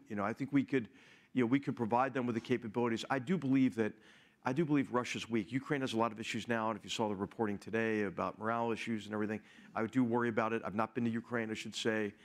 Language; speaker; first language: English; native; English